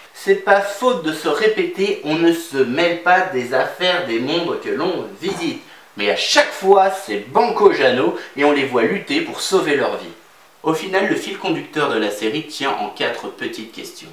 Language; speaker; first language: French; native; French